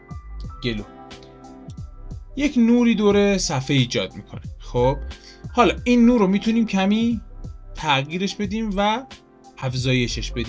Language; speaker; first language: Persian; native; Persian